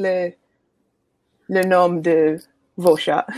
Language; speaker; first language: French; non-native, learner; English